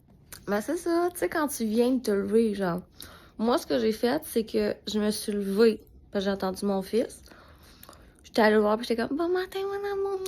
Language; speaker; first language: French; native; French